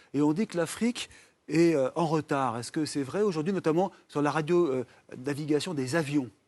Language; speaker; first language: French; native; French